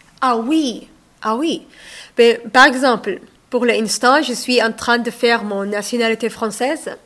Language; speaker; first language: French; non-native, learner; Somali